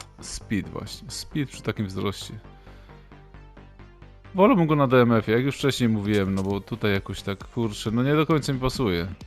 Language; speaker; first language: Polish; native; Polish